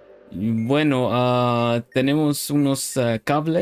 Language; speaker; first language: Spanish; non-native, learner; Dutch